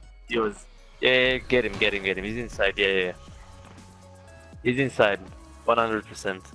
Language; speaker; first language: English; non-native, fluent; Hebrew